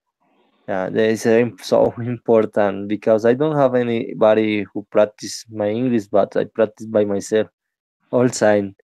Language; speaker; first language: English; non-native, learner; Spanish